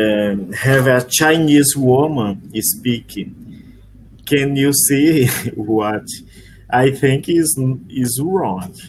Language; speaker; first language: English; non-native, learner; Portuguese